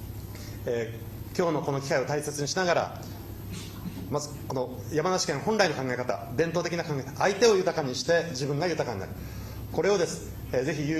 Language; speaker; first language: Japanese; native; Japanese